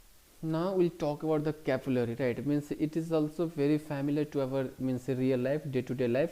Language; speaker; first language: English; non-native, local second language; Hindi